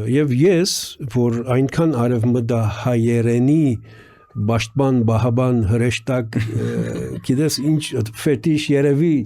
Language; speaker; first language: Armenian; early bilingual, heritage; Armenian